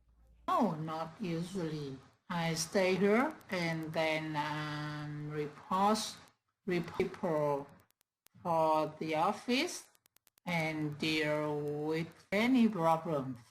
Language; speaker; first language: English; non-native, learner; Vietnamese